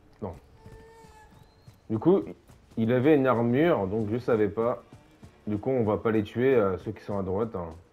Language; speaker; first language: French; native; French